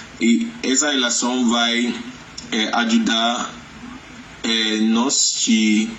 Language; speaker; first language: Portuguese; non-native, learner; Yoruba